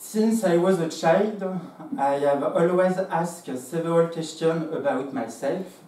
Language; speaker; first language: English; non-native, fluent; French